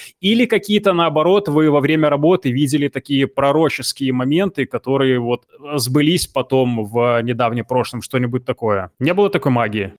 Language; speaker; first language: Russian; non-native, local second language; Belarusian